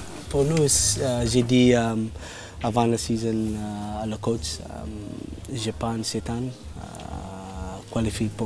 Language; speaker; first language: French; non-native, learner; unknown